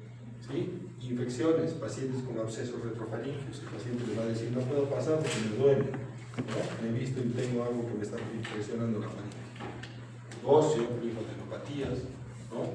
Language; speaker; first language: Spanish; native; Spanish